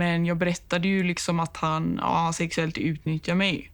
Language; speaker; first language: Swedish; native; Swedish